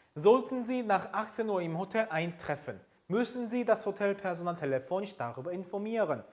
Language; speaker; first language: German; non-native, fluent; Korean